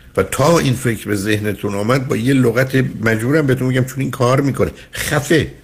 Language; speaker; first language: Persian; native; Persian